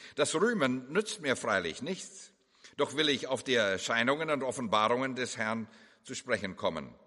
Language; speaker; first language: German; early bilingual, heritage; English